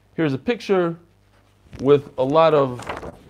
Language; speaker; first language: English; non-native, fluent; Hebrew